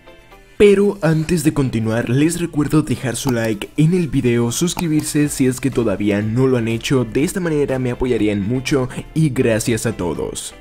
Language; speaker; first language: Spanish; native; Spanish